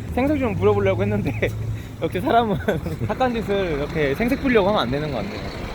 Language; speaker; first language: Korean; native; Korean